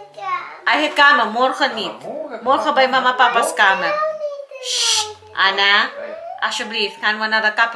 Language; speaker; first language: Dutch; non-native, learner; Cebuano